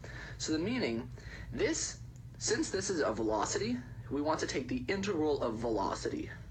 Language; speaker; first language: English; native; English